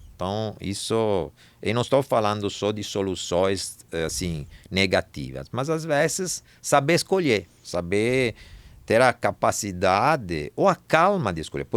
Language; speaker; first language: Portuguese; non-native, fluent; Italian